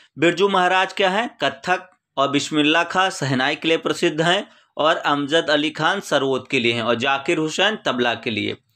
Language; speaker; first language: Hindi; native; Hindi